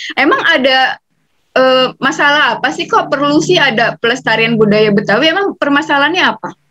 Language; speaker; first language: Indonesian; native; Indonesian